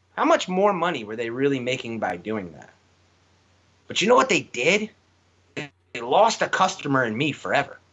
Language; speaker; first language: English; native; English